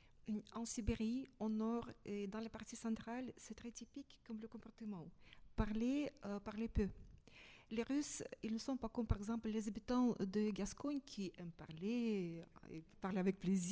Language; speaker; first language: French; non-native, fluent; Russian